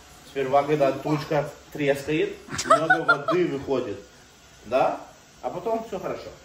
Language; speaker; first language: Russian; early bilingual, heritage; Russian